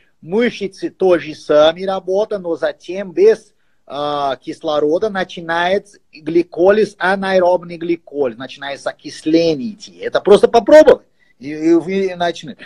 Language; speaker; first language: Russian; non-native, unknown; Portuguese